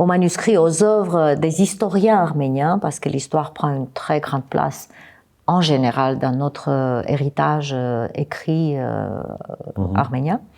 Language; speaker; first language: French; non-native, fluent; Armenian